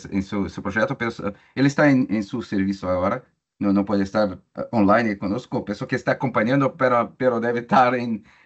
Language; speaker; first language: Spanish; non-native, learner; Portuguese